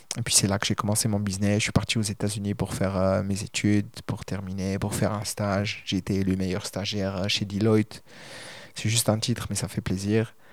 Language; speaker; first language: French; non-native, local second language; Arabic